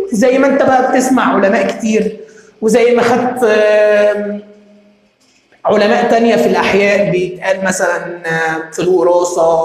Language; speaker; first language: Arabic; native; Arabic